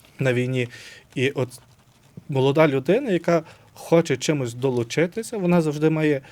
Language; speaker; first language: Ukrainian; native; Ukrainian